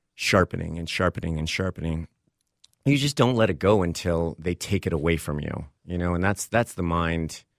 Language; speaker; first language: English; native; English